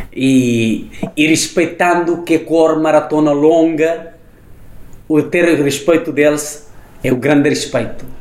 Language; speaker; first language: Portuguese; non-native, fluent; Nepali